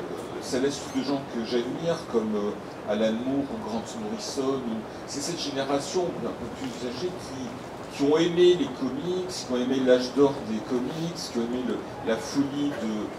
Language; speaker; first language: French; native; French